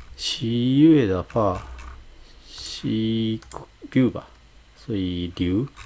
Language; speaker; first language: Chinese; non-native, fluent; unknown